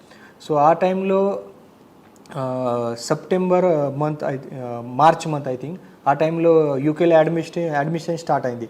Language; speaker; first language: Telugu; non-native, fluent; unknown